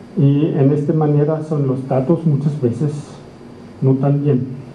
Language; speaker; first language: Spanish; non-native, fluent; German